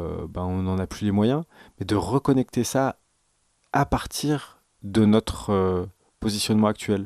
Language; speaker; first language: French; native; French